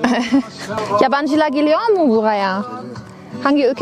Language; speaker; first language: Turkish; non-native, learner; German